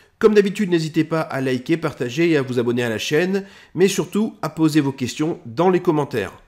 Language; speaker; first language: French; native; French